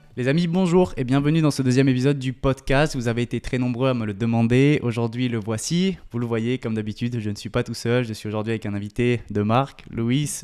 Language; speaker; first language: French; native; French